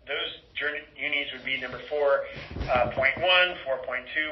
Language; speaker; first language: English; native; English